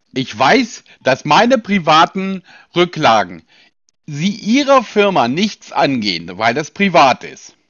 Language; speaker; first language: German; native; German